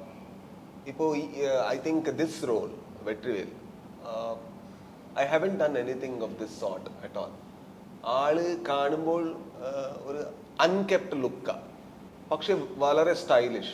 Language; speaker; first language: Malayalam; non-native, learner; Kannada